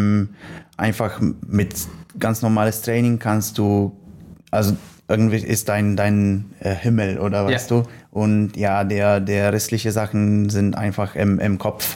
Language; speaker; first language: German; non-native, learner; Polish